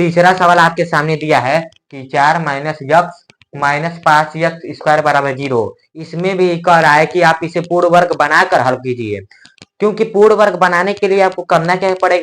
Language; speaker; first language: Hindi; native; Hindi